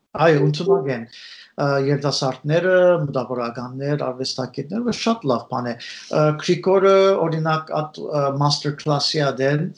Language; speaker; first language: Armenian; early bilingual, heritage; Armenian